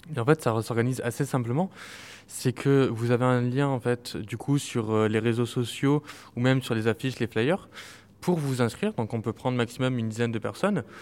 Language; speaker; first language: French; native; French